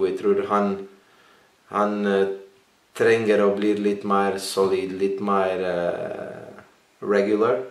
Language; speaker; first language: Norwegian; non-native, learner; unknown